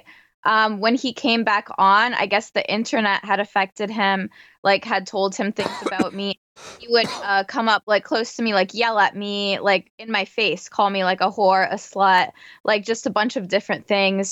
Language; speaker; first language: English; native; English